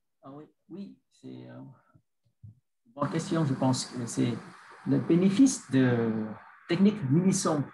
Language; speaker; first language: French; non-native, learner; Vietnamese